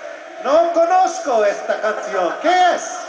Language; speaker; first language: Spanish; non-native, learner; English